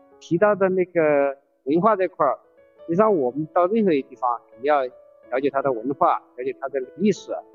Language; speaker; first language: Chinese; native; Chinese